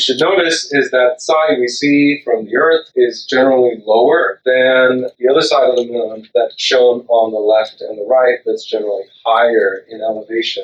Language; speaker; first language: English; non-native, local second language; Sinhala